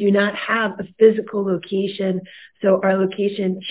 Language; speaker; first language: English; native; English